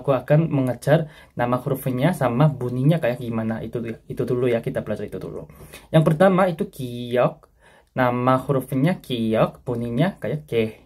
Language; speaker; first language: Indonesian; non-native, fluent; Korean